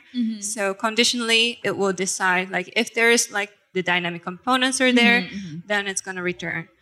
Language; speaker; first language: English; non-native, fluent; Japanese